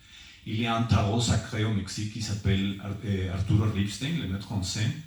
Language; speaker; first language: French; non-native, fluent; Spanish